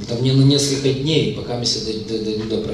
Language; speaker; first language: Russian; native; Russian